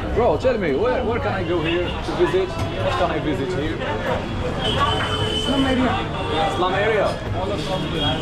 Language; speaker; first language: English; non-native, learner; Arabic